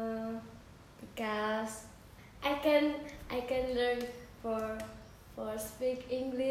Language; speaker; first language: English; non-native, learner; Indonesian